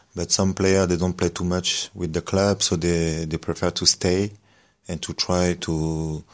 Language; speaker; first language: English; non-native, learner; French